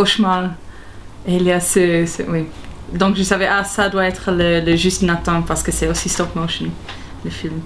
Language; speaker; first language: French; non-native, local second language; German